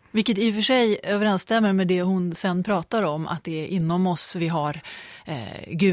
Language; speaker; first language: Swedish; native; Swedish